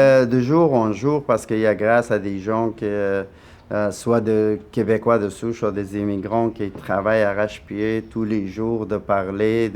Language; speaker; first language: French; non-native, fluent; Persian